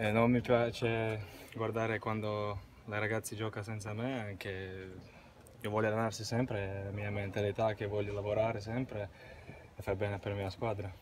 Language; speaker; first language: Italian; non-native, learner; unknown